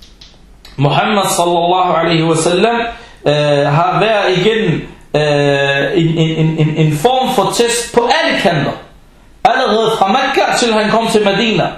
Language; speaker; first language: Danish; non-native, fluent; Arabic